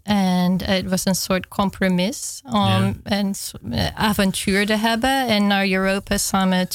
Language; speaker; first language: Dutch; non-native, fluent; English